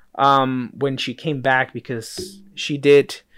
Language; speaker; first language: English; early bilingual, other home language; Spanish